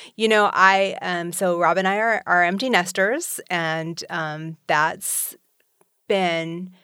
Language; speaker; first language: English; native; English